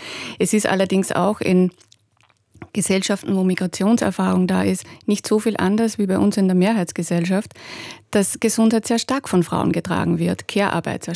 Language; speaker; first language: German; native; German